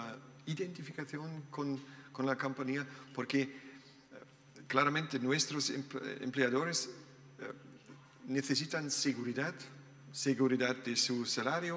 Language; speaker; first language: Spanish; non-native, learner; German